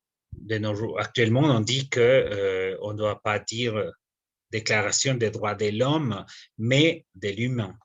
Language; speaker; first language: French; non-native, fluent; Spanish